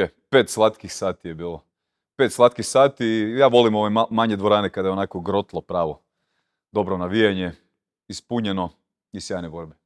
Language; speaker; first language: Croatian; native; Croatian